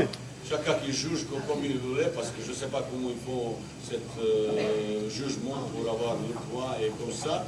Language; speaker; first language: French; non-native, learner; Bosnian